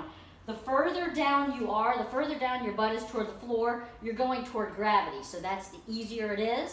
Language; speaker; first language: English; native; English